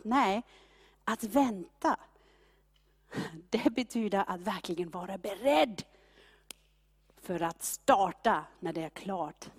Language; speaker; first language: Swedish; non-native, fluent; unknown